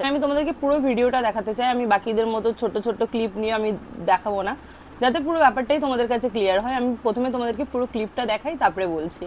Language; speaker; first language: Bangla; non-native, local second language; Santali